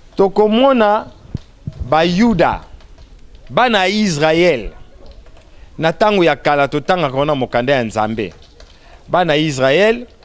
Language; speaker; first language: Lingala; non-native, local second language; Kongo